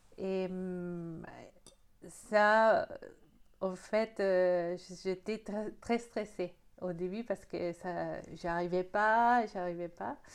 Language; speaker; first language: French; non-native, fluent; Spanish